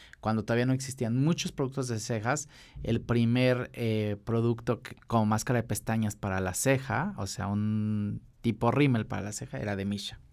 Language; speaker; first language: Spanish; native; Spanish